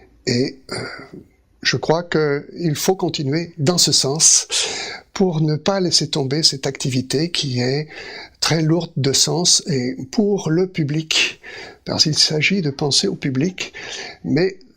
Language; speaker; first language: French; native; French